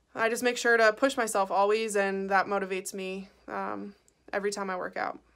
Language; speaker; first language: English; native; English